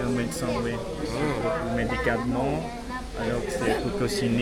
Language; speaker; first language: French; non-native, learner; Spanish